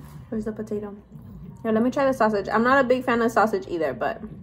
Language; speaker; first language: English; early bilingual, other home language; Spanish